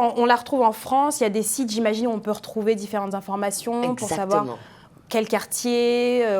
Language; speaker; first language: French; native; French